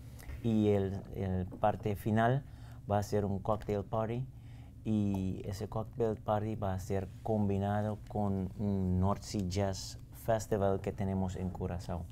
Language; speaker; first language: Spanish; non-native, fluent; Papiamento